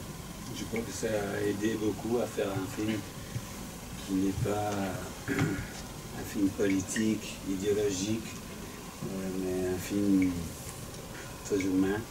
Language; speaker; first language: French; non-native, fluent; English